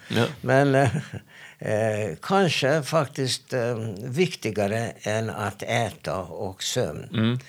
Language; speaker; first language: Swedish; non-native, fluent; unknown